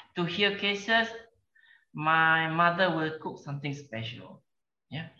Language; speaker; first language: English; non-native, local second language; Malay